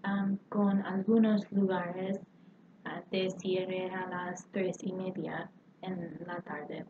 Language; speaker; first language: Spanish; non-native, learner; English